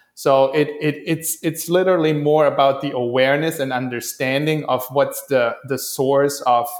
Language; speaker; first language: English; non-native, fluent; German